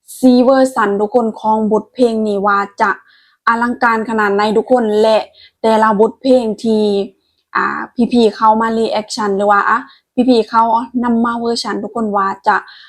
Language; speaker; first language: Thai; native; Thai